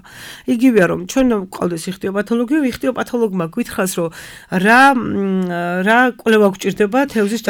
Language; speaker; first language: Georgian; native; Georgian